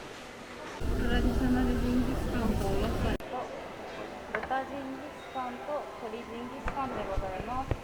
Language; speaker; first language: Japanese; native; Japanese